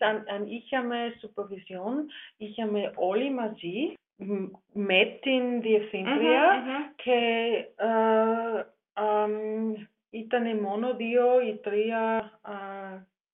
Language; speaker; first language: Greek; non-native, learner; German